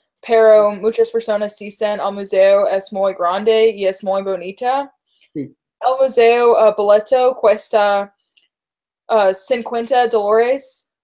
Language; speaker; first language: Spanish; non-native, learner; English